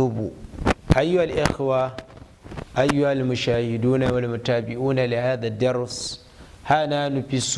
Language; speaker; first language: Arabic; non-native, fluent; Hausa